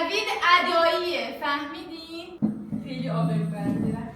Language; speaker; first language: Persian; native; Persian